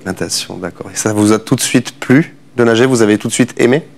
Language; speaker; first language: French; native; French